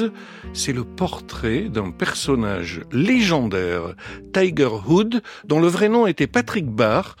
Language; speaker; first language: French; native; French